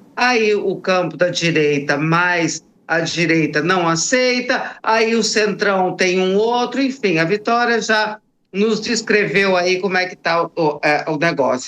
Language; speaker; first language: Portuguese; native; Portuguese